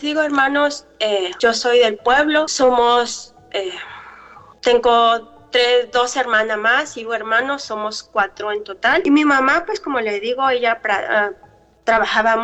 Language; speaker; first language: Spanish; non-native, local second language; Mixtepec Mixtec